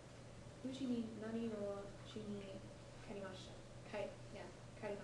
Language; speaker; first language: Japanese; non-native, learner; English